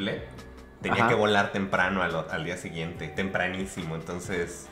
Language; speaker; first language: Spanish; native; Spanish